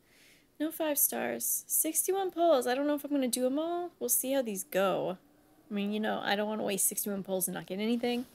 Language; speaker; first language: English; native; English